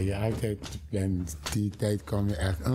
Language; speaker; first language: Dutch; non-native, learner; Papiamento